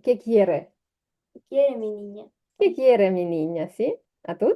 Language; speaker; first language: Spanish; non-native, fluent; Ukrainian